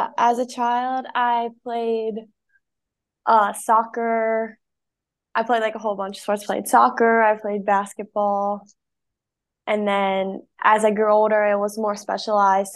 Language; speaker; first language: English; native; English